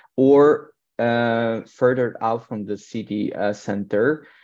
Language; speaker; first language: English; non-native, fluent; Polish